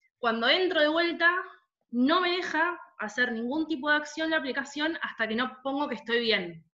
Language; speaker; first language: Spanish; native; Spanish